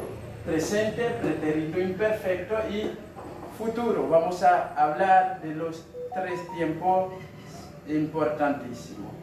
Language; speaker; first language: Spanish; non-native, fluent; Haitian Creole